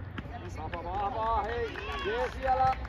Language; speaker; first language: Finnish; native; Finnish